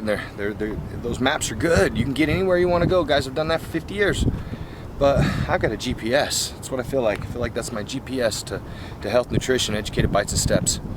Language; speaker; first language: English; native; English